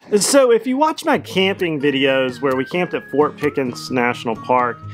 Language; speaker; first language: English; native; English